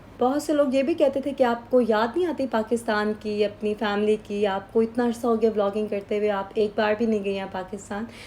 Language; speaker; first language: Urdu; native; Urdu